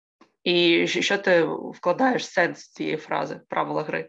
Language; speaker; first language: Ukrainian; native; Ukrainian